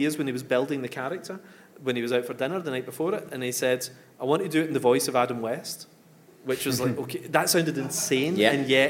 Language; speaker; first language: English; native; English